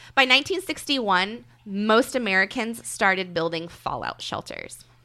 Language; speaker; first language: English; native; English